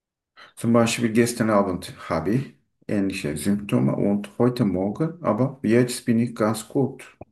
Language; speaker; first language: German; non-native, learner; Turkish